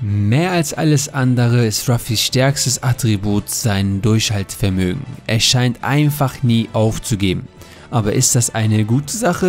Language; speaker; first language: German; native; German